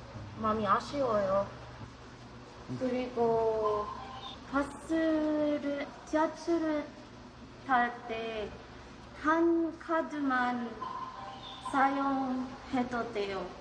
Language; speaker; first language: Korean; non-native, learner; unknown